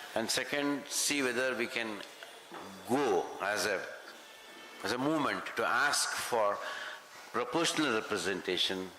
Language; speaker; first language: English; non-native, local second language; Kannada